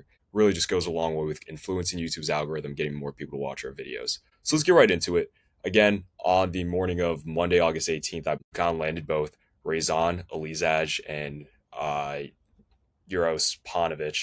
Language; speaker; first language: English; native; English